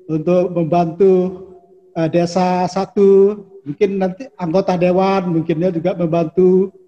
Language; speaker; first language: Indonesian; native; Indonesian